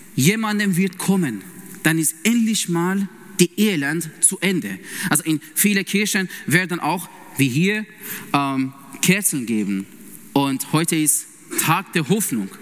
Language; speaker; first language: German; non-native, fluent; Persian